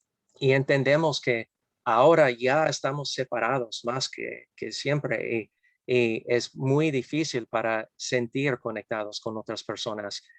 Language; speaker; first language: Spanish; non-native, fluent; English